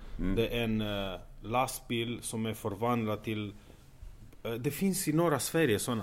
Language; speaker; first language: Swedish; non-native, fluent; Romanian